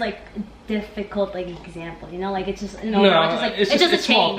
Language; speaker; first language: English; native; English